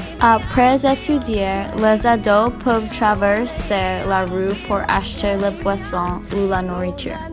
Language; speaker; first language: French; non-native, learner; English